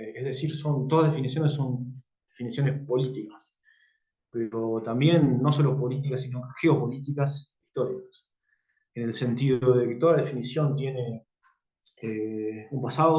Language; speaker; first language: Spanish; native; Spanish